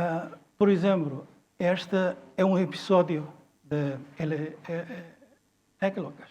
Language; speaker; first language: Portuguese; non-native, fluent; Chinese